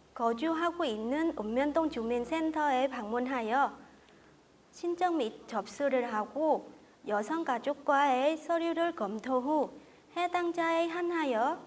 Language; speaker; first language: Korean; non-native, fluent; Vietnamese